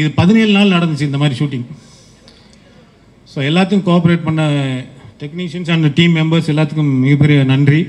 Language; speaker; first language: Tamil; native; Tamil